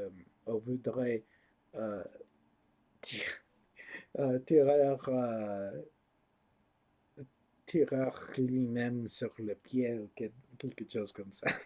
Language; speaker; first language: French; non-native, learner; English